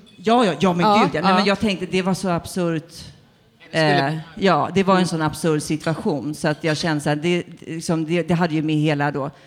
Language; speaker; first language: Swedish; native; Swedish